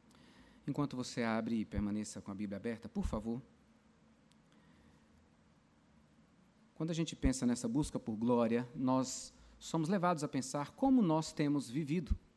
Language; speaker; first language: Portuguese; native; Portuguese